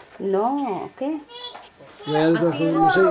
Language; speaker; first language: Danish; non-native, learner; Filipino